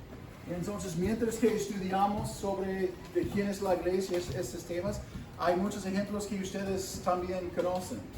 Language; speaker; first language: Spanish; non-native, fluent; English